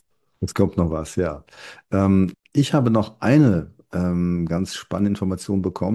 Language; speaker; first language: German; native; German